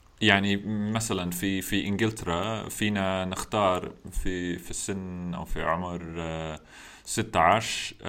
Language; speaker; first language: Arabic; non-native, learner; English